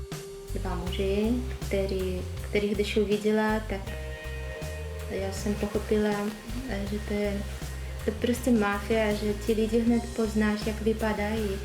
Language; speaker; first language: Czech; non-native, fluent; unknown